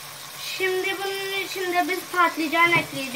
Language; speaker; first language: Turkish; non-native, learner; Urdu